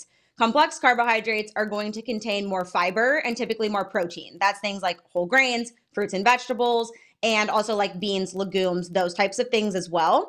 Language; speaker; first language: English; native; English